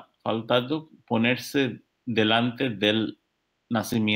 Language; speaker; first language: Spanish; non-native, learner; English